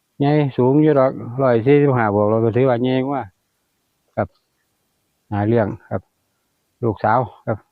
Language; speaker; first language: Thai; non-native, local second language; Lao